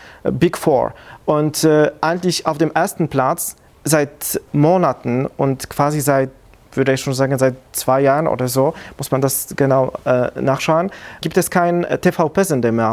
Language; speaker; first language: German; non-native, fluent; Polish